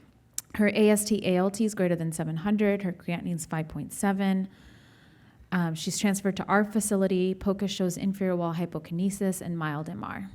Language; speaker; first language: English; native; English